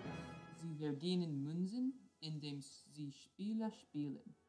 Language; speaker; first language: German; non-native, learner; English